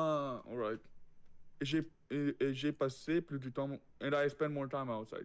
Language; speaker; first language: English; non-native, learner; Russian